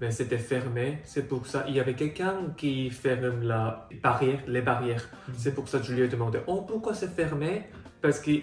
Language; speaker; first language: French; non-native, fluent; Korean